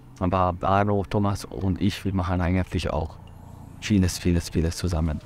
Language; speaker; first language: German; non-native, fluent; Hungarian